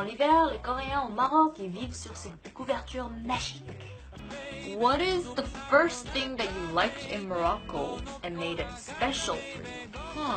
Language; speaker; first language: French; non-native, fluent; Korean